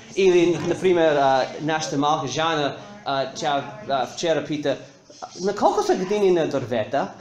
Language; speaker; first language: Bulgarian; non-native, fluent; English